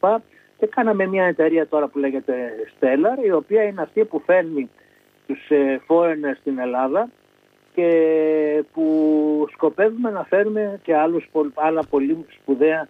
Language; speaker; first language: Greek; native; Greek